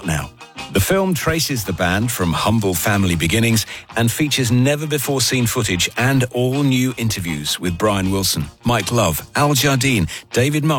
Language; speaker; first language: English; native; English